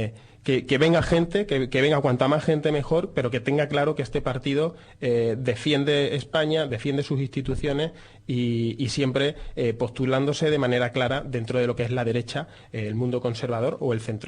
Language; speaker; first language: Spanish; native; Spanish